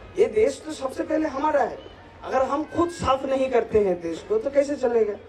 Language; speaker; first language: Hindi; non-native, local second language; Bangla